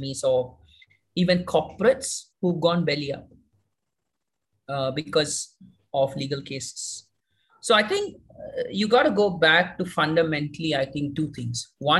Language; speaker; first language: English; non-native, local second language; Malayalam